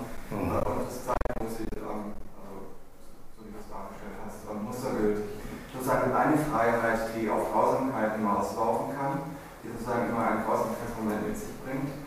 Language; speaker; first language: German; native; German